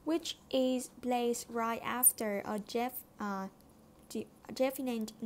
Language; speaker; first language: English; non-native, fluent; Vietnamese